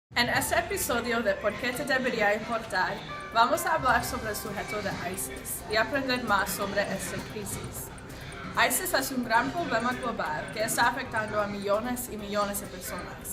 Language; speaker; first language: Spanish; non-native, learner; English